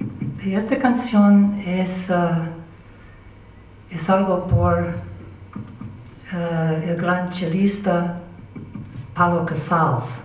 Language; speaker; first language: Spanish; non-native, learner; English